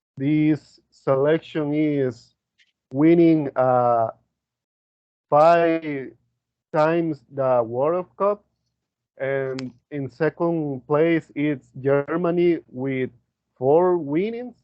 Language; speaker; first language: English; non-native, learner; Spanish